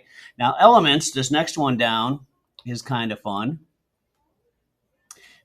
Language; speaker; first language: English; native; English